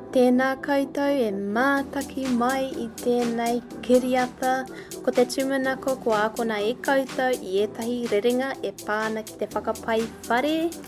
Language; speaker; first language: Māori; non-native, local second language; English